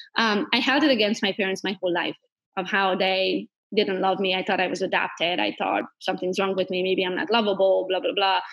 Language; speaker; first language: English; non-native, fluent; Hungarian